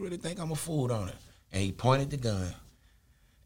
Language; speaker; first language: English; native; English